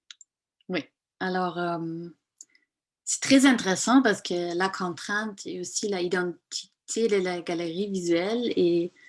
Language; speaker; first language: French; non-native, fluent; German